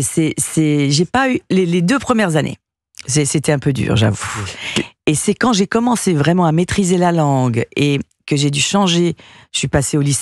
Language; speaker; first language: French; early bilingual, other home language; Portuguese